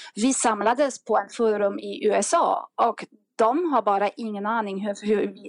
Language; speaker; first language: Swedish; non-native, fluent; German